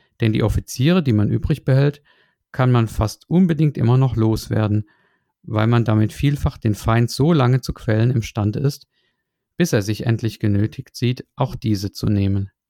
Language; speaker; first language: German; native; German